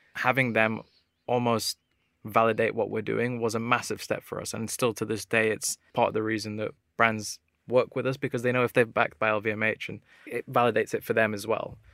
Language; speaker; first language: English; native; English